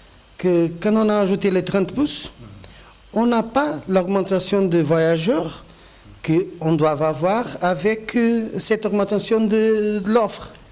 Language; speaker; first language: French; non-native, fluent; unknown